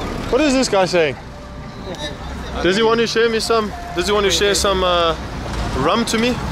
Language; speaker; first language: English; native; English